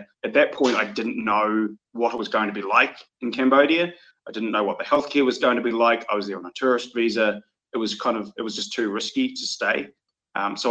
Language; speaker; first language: English; native; English